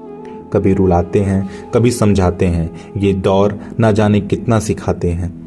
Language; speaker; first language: Hindi; native; Hindi